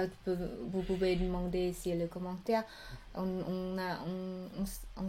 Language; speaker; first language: French; non-native, learner; Khmer